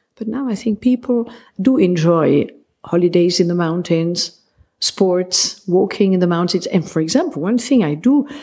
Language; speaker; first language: English; non-native, fluent; French